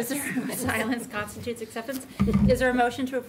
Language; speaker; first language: English; native; English